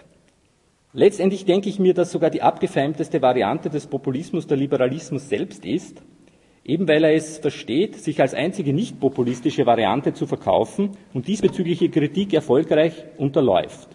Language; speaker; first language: German; native; German